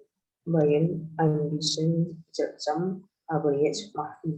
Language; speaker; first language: German; non-native, learner; Indonesian